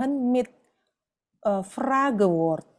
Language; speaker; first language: German; non-native, fluent; Indonesian